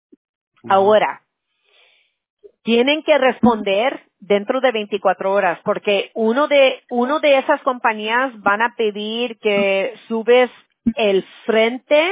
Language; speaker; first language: Spanish; early bilingual, heritage; Spanish